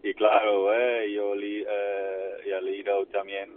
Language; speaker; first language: Spanish; non-native, fluent; Dutch